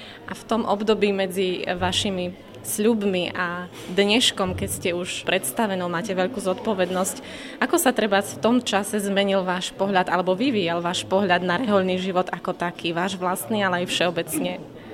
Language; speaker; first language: Slovak; native; Slovak